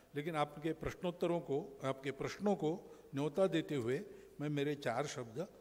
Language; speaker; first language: Hindi; non-native, local second language; Marathi